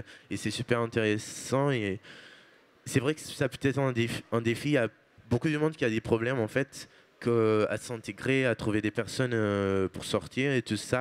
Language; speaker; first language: French; non-native, fluent; Portuguese